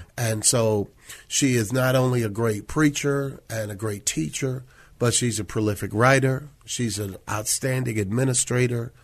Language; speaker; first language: English; native; English